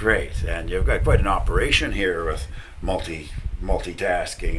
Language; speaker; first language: English; native; English